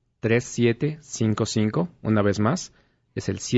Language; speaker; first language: Spanish; native; Spanish